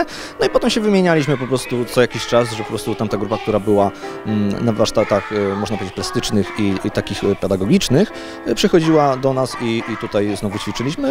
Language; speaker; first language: Polish; native; Polish